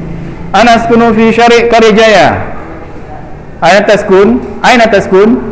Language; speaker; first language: Arabic; non-native, fluent; Indonesian